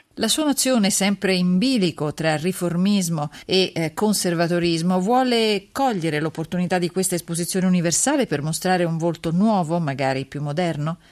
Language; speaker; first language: Italian; native; Italian